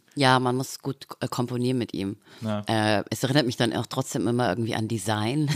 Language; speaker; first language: German; native; German